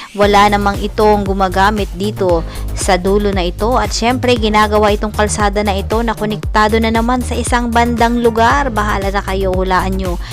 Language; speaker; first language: Filipino; non-native, local second language; Bikol